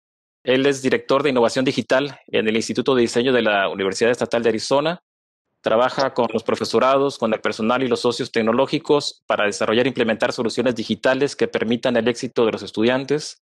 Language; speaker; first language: Spanish; native; Spanish